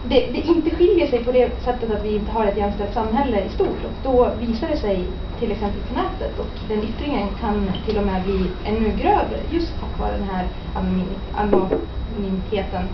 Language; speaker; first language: Swedish; native; Swedish